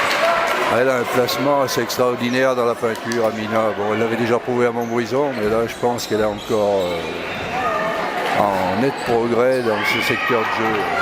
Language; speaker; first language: French; native; French